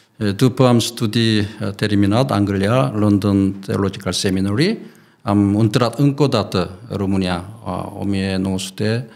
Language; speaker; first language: Romanian; non-native, learner; Korean